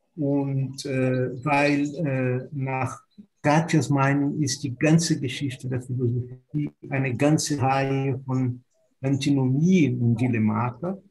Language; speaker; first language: German; non-native, fluent; Portuguese